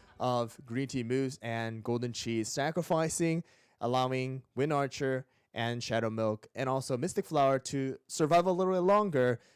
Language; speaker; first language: English; native; English